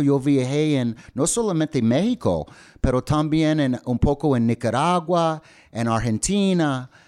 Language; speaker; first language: Spanish; non-native, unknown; English